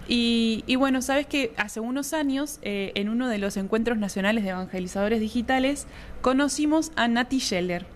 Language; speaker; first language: Spanish; native; Spanish